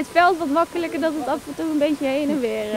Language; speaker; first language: Dutch; native; Dutch